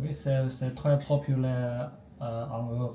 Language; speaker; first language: French; non-native, learner; Chinese